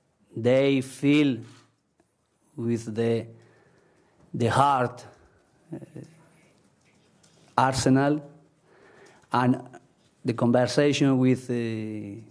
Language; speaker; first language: English; non-native, learner; Spanish